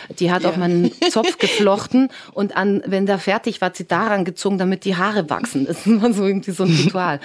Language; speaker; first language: German; early bilingual, other home language; Serbian